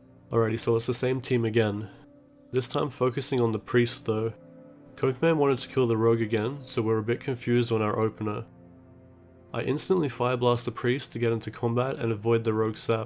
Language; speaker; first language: English; native; English